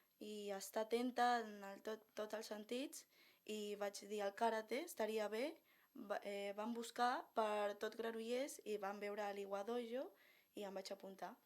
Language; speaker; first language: Catalan; non-native, local second language; Spanish